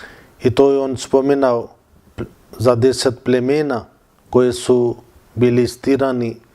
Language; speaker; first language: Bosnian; non-native, fluent; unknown